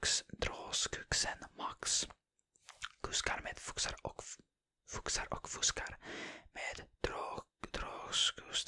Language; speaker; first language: Swedish; non-native, learner; Finnish